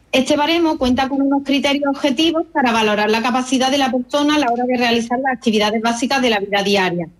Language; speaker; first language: Spanish; native; Spanish